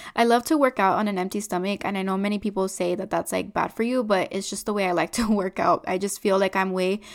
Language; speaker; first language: English; non-native, fluent; Spanish